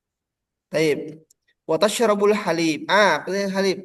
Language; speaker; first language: Arabic; non-native, fluent; Indonesian